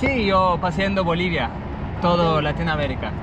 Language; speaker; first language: Spanish; non-native, learner; Turkish